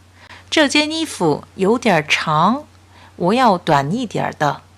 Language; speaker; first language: Chinese; non-native, fluent; Korean